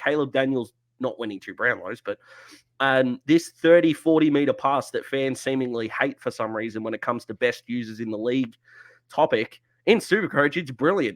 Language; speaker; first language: English; native; English